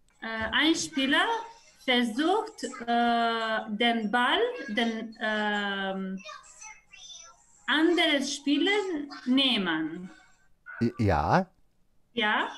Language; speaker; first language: German; non-native, learner; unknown